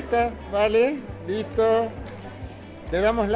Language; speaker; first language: Spanish; native; Spanish